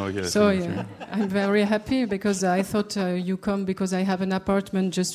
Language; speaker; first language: English; non-native, learner; French